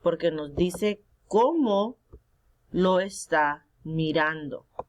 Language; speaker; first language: Spanish; early bilingual, heritage; Spanish